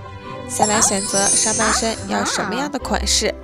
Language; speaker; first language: Chinese; native; Chinese